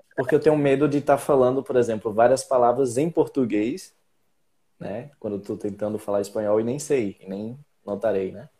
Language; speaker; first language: Portuguese; native; Portuguese